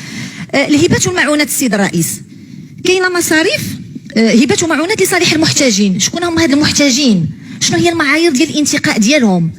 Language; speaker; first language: Arabic; native; Arabic